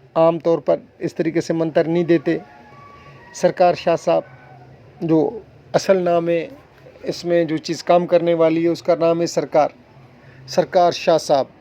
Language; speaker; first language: Urdu; non-native, local second language; Sindhi